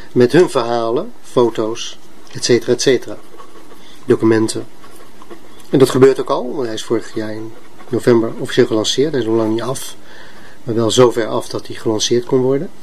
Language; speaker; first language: Dutch; native; Dutch